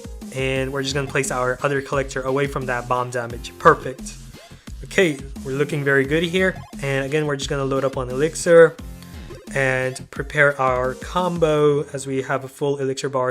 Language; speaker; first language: English; native; English